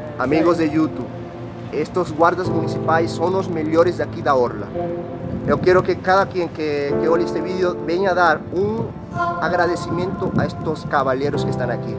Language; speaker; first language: Portuguese; non-native, fluent; Spanish